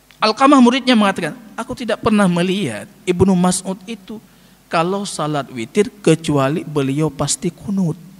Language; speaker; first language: Malay; non-native, local second language; Achinese